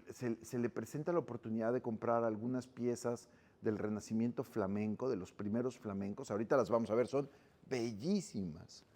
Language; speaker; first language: Spanish; native; Spanish